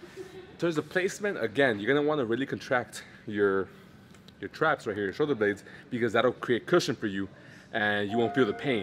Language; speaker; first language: English; native; English